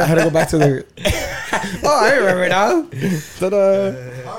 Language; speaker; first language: English; early bilingual, other home language; Spanish